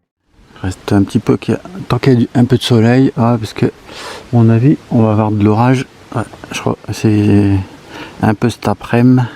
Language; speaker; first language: French; native; French